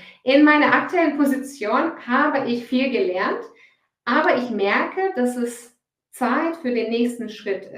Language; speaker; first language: German; non-native, fluent; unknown